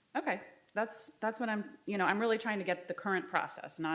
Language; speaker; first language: English; native; English